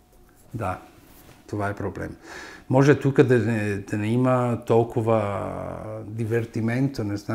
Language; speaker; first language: Bulgarian; non-native, fluent; Italian